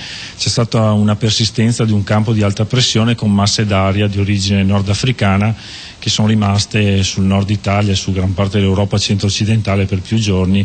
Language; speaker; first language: Italian; native; Italian